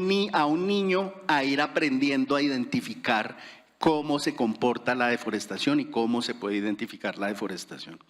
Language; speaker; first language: Spanish; native; Spanish